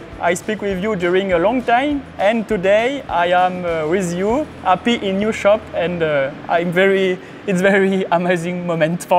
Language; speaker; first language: English; non-native, learner; French